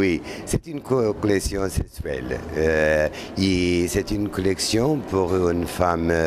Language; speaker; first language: French; non-native, learner; Portuguese